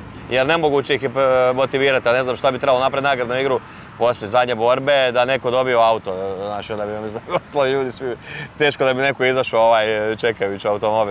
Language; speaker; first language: Serbian; native; Serbian